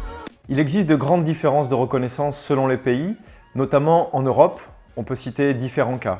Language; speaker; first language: French; native; French